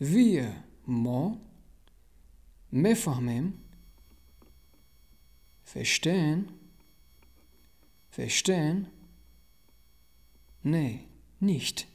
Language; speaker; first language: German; non-native, learner; Tajik